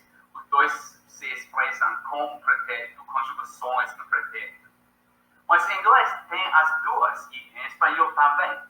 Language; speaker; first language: Portuguese; non-native, fluent; English